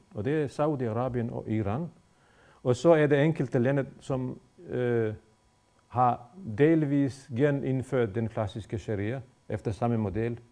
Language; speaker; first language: Danish; non-native, fluent; Bosnian